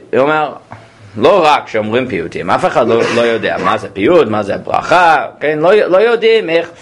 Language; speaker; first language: Hebrew; non-native, fluent; English